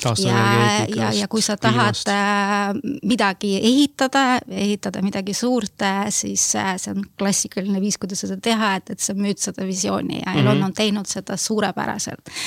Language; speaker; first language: Estonian; non-native, local second language; Russian